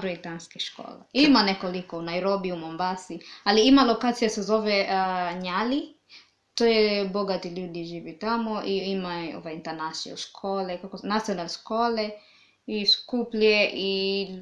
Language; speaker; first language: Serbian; non-native, learner; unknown